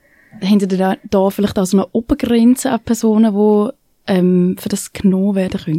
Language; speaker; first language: German; native; German